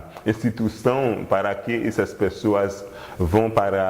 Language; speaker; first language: Portuguese; non-native, learner; Haitian Creole